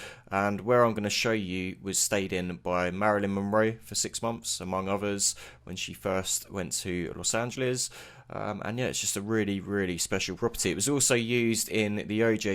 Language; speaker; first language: English; native; English